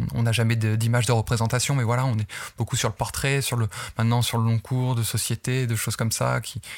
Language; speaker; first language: French; native; French